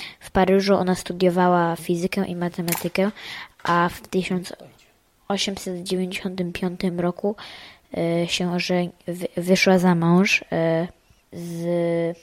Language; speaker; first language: Polish; early bilingual, heritage; Polish